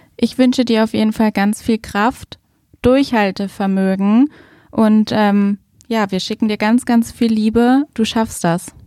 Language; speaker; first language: German; native; German